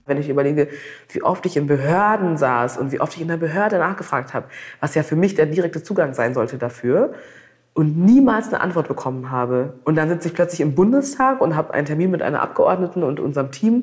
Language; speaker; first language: German; native; German